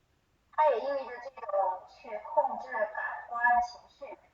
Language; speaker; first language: Chinese; native; Chinese